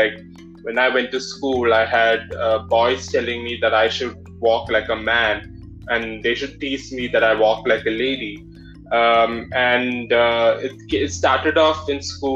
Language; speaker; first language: English; non-native, local second language; Malayalam